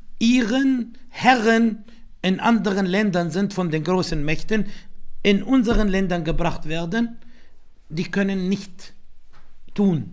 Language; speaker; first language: German; non-native, fluent; Arabic